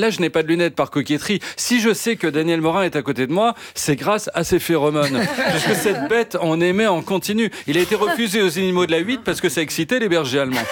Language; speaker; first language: French; native; French